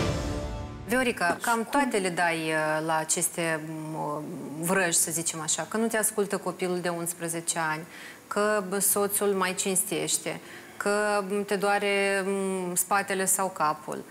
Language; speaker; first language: Romanian; native; Romanian